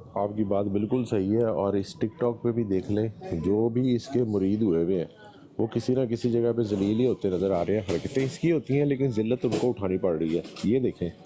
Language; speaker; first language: Urdu; non-native, local second language; Punjabi